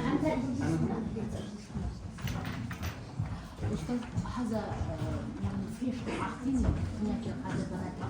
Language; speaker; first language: Arabic; non-native, fluent; Kazakh